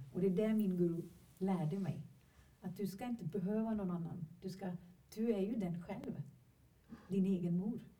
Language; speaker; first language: Swedish; non-native, fluent; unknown